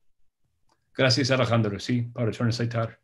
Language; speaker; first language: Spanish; non-native, learner; English